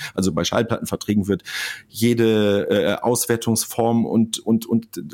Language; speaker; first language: German; native; German